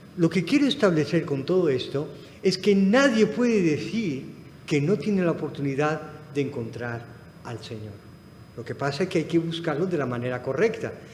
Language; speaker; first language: Spanish; non-native, fluent; Arabic